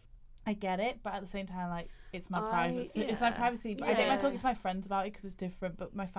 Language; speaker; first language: English; native; English